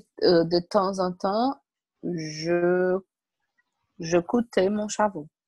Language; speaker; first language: French; non-native, learner; Portuguese